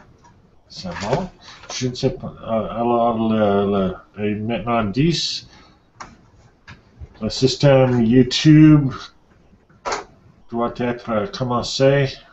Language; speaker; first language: French; non-native, learner; English